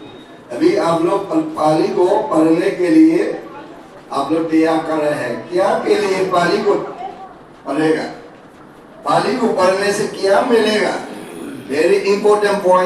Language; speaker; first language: Hindi; non-native, learner; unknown